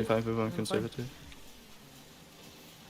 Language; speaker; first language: Welsh; non-native, local second language; English